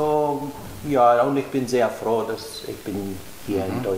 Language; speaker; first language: German; non-native, fluent; Greek